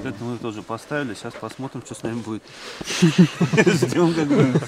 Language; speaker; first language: Russian; non-native, local second language; Bashkir